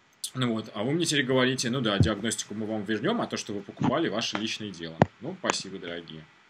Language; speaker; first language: Russian; native; Russian